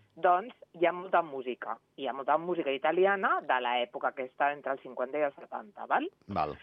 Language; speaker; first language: Catalan; native; Catalan